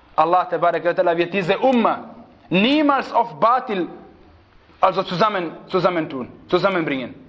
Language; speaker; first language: German; non-native, fluent; Arabic